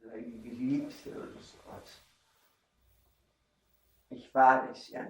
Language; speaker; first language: German; non-native, fluent; Czech